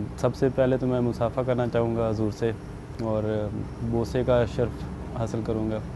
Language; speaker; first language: Urdu; native; Urdu